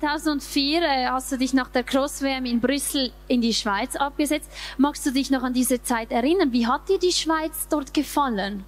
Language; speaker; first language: German; native; German